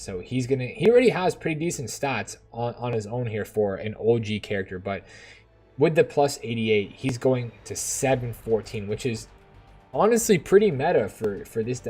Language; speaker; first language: English; native; English